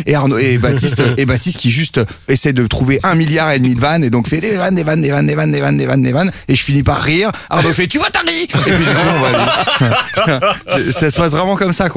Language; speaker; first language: French; native; French